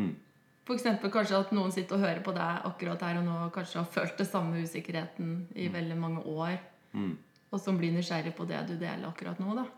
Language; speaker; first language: Norwegian; native; Norwegian